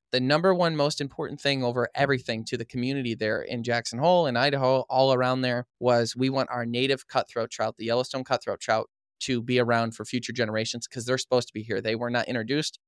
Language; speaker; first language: English; native; English